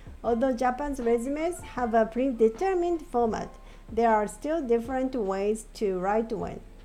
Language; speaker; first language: English; non-native, fluent; Japanese